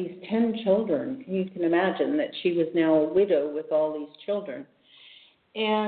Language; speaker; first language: English; native; English